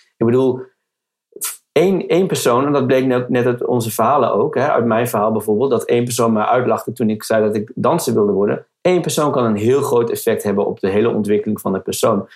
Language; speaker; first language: Dutch; native; Dutch